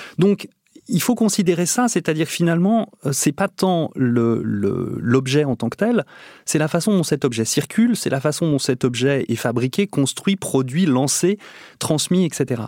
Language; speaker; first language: French; native; French